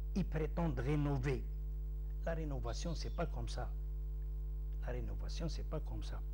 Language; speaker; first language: French; non-native, local second language; Arabic